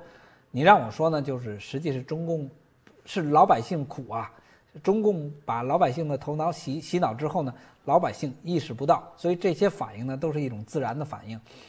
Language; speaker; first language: Chinese; native; Chinese